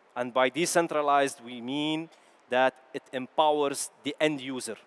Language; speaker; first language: English; non-native, fluent; Arabic